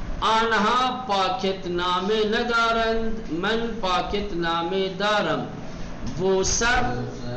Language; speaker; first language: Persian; non-native, fluent; Urdu